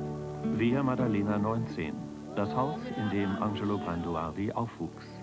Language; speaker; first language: German; native; German